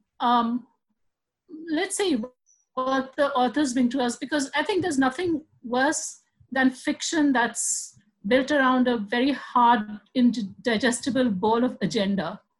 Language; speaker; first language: English; non-native, local second language; Hindi